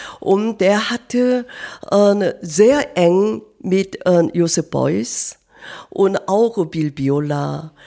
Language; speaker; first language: German; non-native, learner; Korean